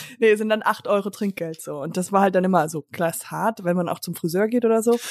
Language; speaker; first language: German; early bilingual, other home language; English